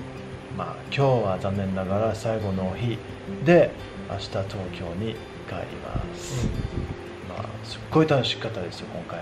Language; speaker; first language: Japanese; non-native, fluent; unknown